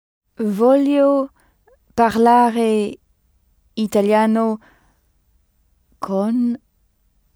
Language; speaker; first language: Italian; non-native, learner; French